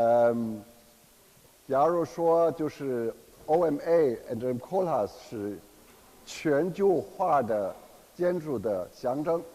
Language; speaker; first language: Chinese; non-native, fluent; German